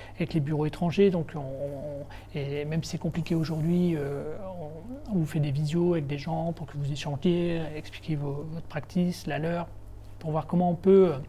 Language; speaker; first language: French; native; French